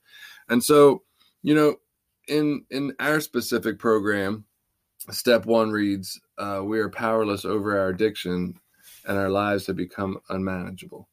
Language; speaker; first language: English; native; English